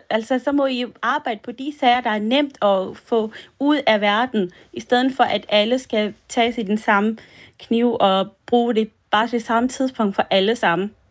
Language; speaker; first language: Danish; early bilingual, other home language; French